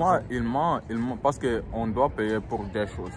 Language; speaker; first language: French; early bilingual, heritage; French